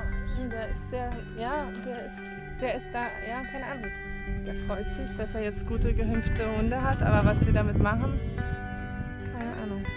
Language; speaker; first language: German; native; German